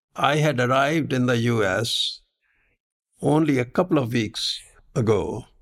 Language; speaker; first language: English; non-native, local second language; Punjabi